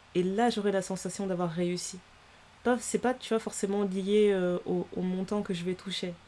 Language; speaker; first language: French; early bilingual, other home language; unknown